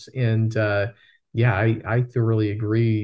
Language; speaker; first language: English; native; English